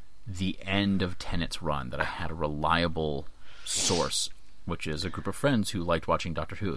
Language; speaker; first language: English; native; English